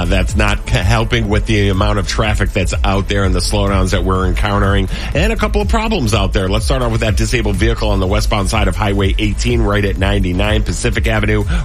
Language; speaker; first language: English; native; English